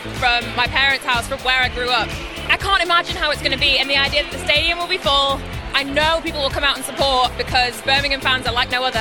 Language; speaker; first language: English; native; English